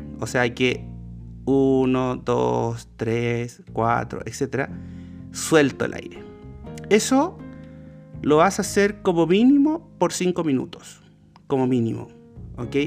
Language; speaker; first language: Spanish; native; Spanish